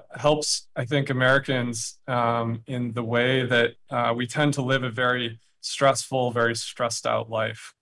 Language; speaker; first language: English; native; English